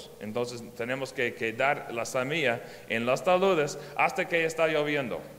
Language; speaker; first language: Spanish; non-native, learner; English